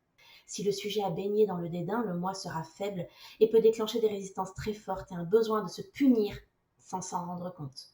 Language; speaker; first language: French; native; French